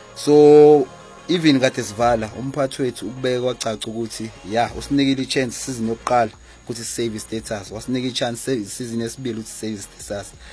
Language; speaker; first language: Zulu; native; Zulu